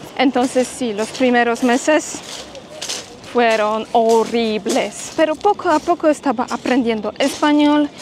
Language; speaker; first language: Spanish; non-native, fluent; Polish